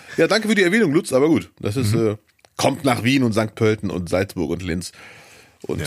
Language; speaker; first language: German; early bilingual, other home language; Arabic